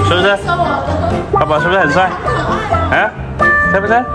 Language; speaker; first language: Chinese; native; Chinese